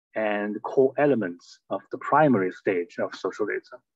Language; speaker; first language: English; non-native, fluent; Chinese